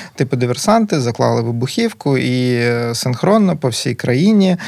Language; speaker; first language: Ukrainian; native; Ukrainian